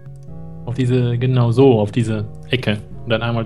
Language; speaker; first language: German; native; German